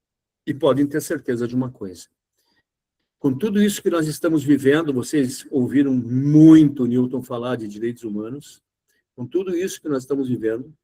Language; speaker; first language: Portuguese; native; Portuguese